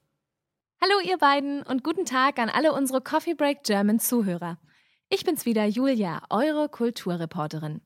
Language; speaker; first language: German; native; German